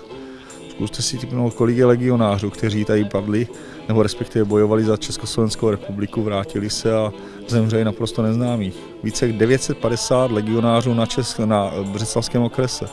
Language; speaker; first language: Czech; native; Czech